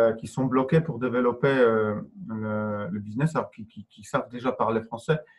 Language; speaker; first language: French; non-native, fluent; Polish